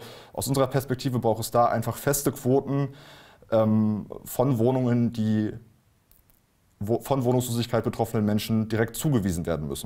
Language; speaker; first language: German; native; German